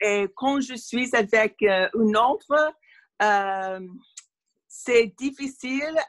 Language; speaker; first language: French; non-native, learner; English